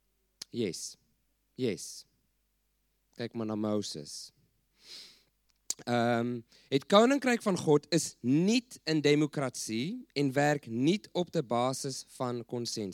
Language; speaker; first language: Dutch; non-native, fluent; English